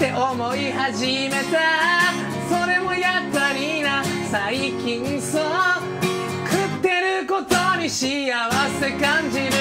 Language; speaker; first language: Japanese; native; Japanese